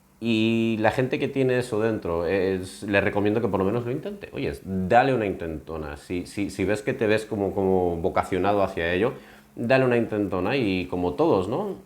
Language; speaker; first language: Spanish; native; Spanish